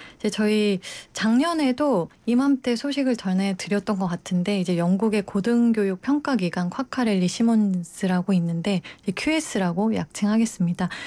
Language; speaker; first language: Korean; native; Korean